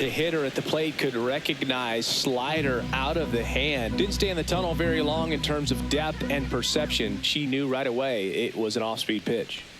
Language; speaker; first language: English; native; English